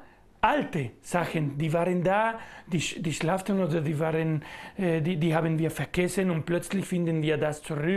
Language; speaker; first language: German; non-native, learner; Spanish